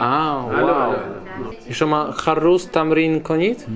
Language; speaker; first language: Persian; non-native, learner; Polish